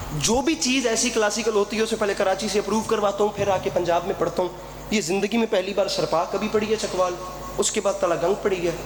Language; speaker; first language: Urdu; non-native, local second language; Punjabi